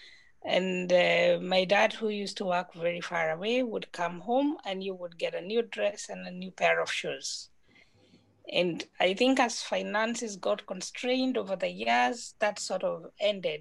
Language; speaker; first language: English; non-native, local second language; Kikuyu